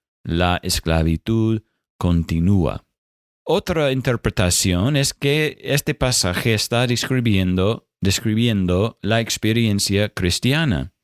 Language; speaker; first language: Spanish; non-native, fluent; English